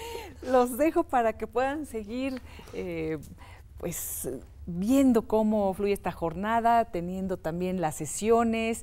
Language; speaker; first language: Spanish; native; Spanish